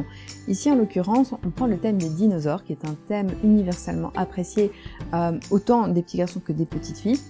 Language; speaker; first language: French; native; French